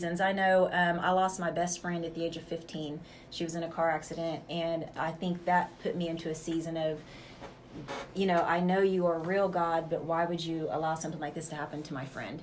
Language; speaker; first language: English; native; English